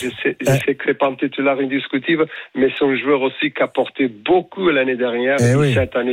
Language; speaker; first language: French; non-native, fluent; Portuguese